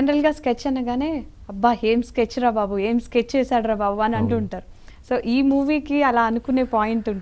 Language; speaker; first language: Telugu; native; Telugu